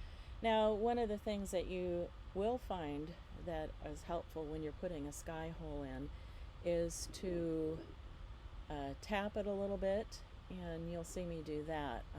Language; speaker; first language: English; native; English